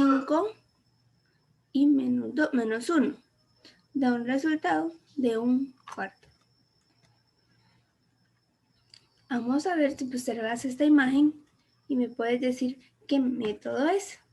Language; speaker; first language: Spanish; native; Spanish